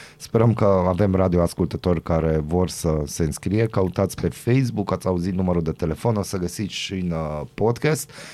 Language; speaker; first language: Romanian; non-native, local second language; Hungarian